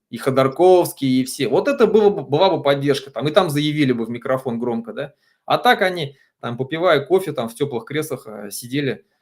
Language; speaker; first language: Russian; native; Russian